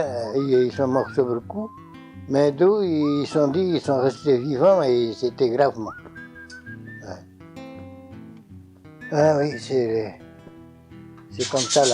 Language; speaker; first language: French; non-native, learner; Portuguese